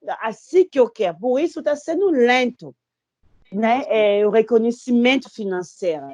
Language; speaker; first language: Portuguese; non-native, fluent; Lingala